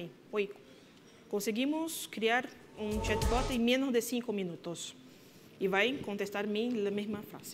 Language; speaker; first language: Spanish; non-native, fluent; Portuguese